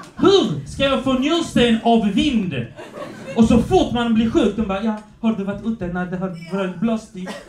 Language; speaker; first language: Swedish; early bilingual, other home language; Polish